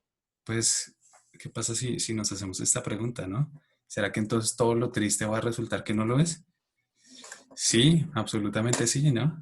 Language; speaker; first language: Spanish; native; Spanish